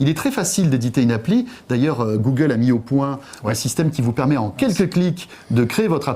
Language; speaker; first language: French; native; French